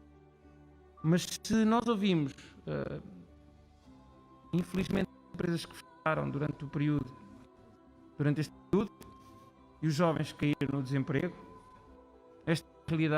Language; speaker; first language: Portuguese; non-native, local second language; Kabuverdianu